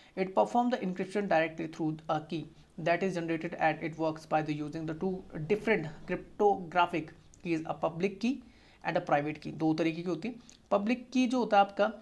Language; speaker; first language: Hindi; native; Hindi